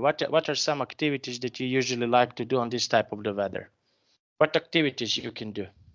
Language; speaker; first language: English; non-native, fluent; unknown